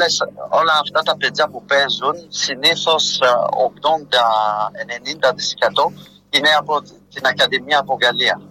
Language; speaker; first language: Greek; non-native, fluent; French